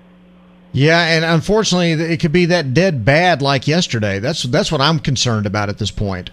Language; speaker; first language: English; native; English